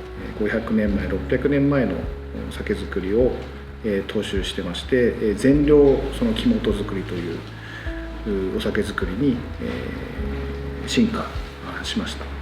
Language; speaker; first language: Japanese; native; Japanese